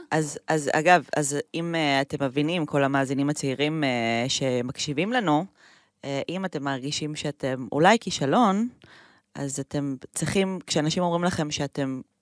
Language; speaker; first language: Hebrew; native; Hebrew